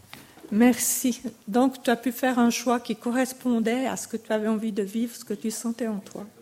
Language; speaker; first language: French; native; French